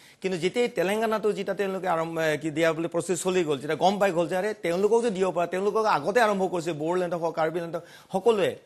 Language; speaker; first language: Assamese; non-native, local second language; Karbi